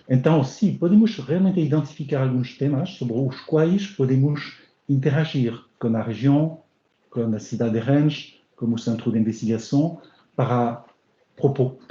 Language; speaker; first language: Portuguese; non-native, learner; French